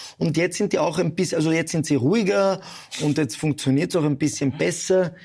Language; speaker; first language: German; non-native, local second language; Italian